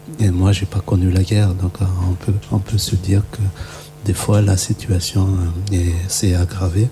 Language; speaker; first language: French; non-native, local second language; Malagasy